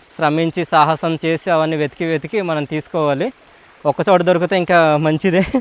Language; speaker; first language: Telugu; non-native, local second language; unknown